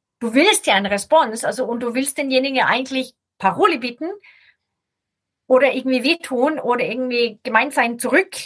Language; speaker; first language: German; non-native, fluent; Swedish